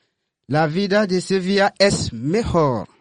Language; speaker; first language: Spanish; non-native, learner; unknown